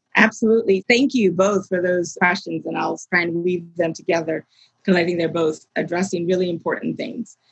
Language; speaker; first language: English; native; English